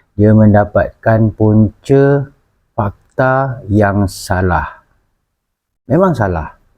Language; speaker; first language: Malay; native; Malay